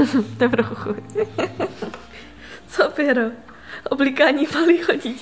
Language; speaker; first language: Czech; native; Czech